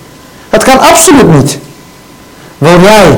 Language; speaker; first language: Dutch; non-native, learner; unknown